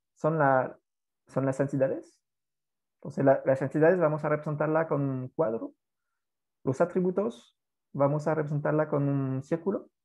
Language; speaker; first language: Spanish; non-native, fluent; French